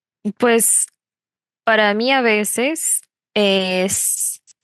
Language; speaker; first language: Spanish; non-native, fluent; English